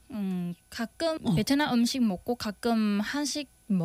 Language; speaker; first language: Korean; non-native, fluent; Vietnamese